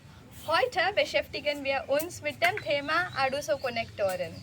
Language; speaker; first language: German; non-native, fluent; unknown